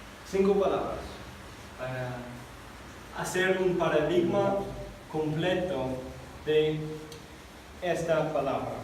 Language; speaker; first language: Spanish; non-native, fluent; English